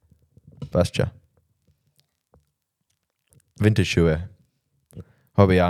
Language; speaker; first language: German; non-native, learner; English